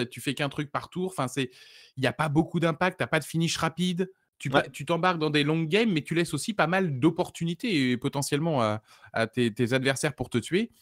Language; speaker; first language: French; native; French